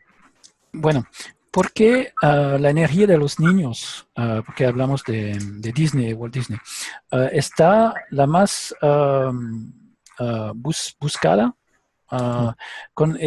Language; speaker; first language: Spanish; non-native, learner; French